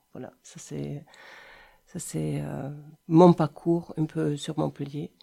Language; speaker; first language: French; non-native, fluent; German